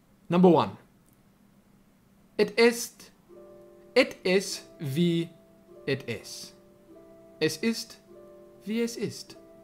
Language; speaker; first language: German; non-native, learner; English